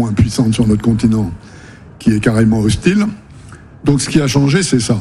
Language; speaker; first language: French; native; French